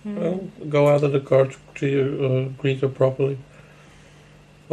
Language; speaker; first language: English; non-native, fluent; Dutch